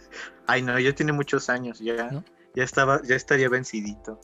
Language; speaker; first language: Spanish; native; Spanish